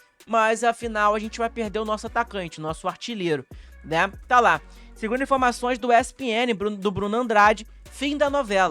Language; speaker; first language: Portuguese; native; Portuguese